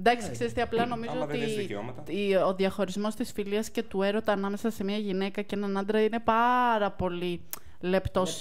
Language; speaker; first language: Greek; native; Greek